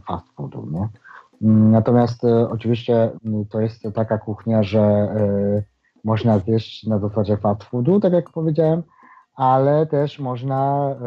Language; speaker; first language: Polish; non-native, fluent; Japanese